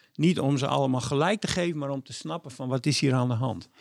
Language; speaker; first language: Dutch; native; Dutch